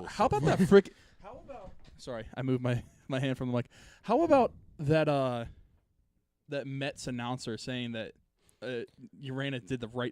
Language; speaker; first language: English; native; English